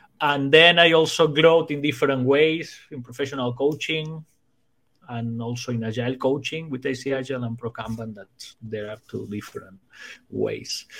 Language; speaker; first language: English; non-native, fluent; Spanish